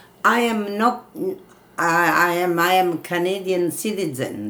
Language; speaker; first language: English; non-native, fluent; Italian